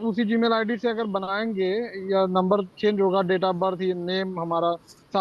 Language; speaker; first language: Hindi; native; Hindi